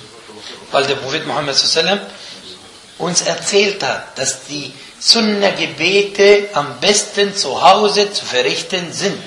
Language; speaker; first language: German; non-native, fluent; Arabic